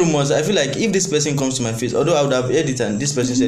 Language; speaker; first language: English; non-native, local second language; Yoruba